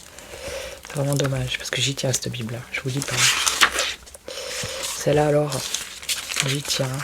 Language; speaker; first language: French; native; French